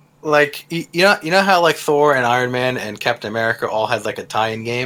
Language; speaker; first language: English; native; English